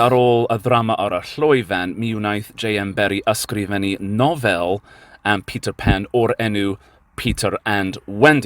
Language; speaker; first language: Welsh; non-native, learner; English